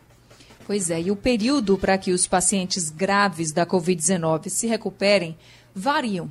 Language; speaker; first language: Portuguese; native; Portuguese